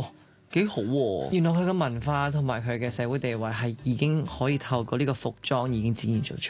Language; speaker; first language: Cantonese; native; Cantonese